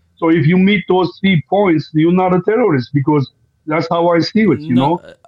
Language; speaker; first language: English; non-native, fluent; Armenian